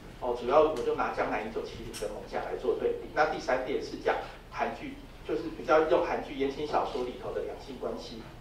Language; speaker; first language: Chinese; native; Chinese